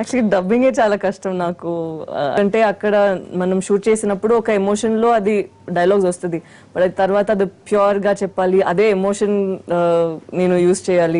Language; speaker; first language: Telugu; non-native, fluent; Tamil